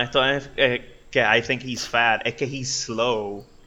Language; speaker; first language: English; non-native, local second language; Spanish